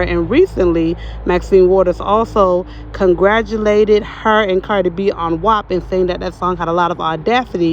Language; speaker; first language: English; native; English